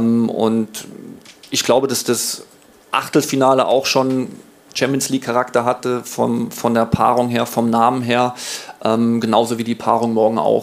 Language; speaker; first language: German; native; German